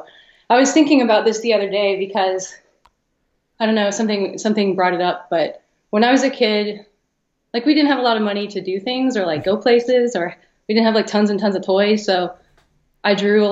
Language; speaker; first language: English; native; English